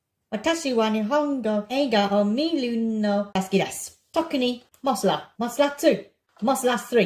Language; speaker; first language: Japanese; non-native, learner; English